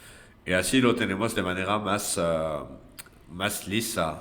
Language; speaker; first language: Spanish; non-native, fluent; French